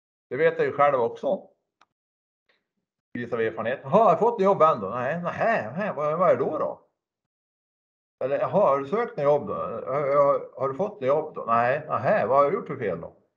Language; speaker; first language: Swedish; native; Swedish